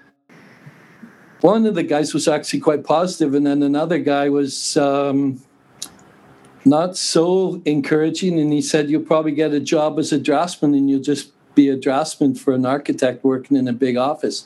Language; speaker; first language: English; native; English